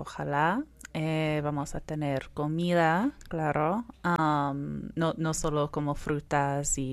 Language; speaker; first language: Spanish; early bilingual, heritage; Spanish